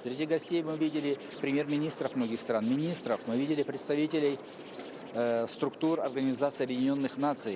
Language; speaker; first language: Russian; native; Russian